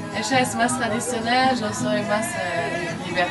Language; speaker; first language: Spanish; non-native, learner; French